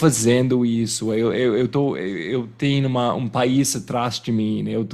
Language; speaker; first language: Portuguese; non-native, fluent; English